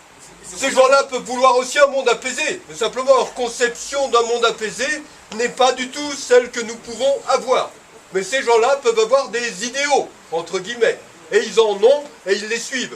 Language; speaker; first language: French; native; French